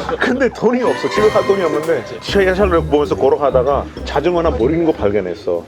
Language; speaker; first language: Korean; non-native, fluent; Nepali